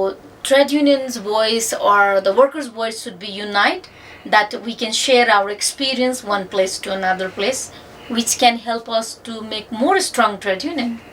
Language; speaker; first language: English; non-native, fluent; Nepali